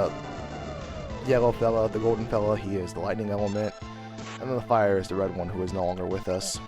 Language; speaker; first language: English; native; English